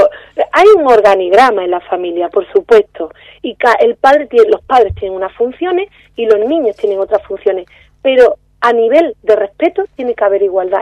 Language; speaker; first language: Spanish; native; Spanish